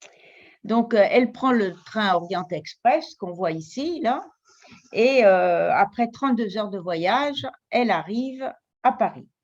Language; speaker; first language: French; native; French